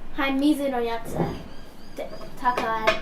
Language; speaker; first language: Japanese; non-native, learner; English